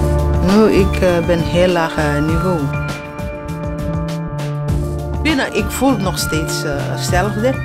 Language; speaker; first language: Dutch; non-native, learner; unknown